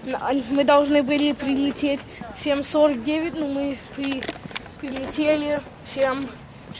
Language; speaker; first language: Russian; early bilingual, heritage; Russian